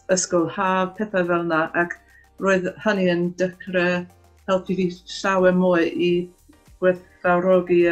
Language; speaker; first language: Welsh; non-native, fluent; English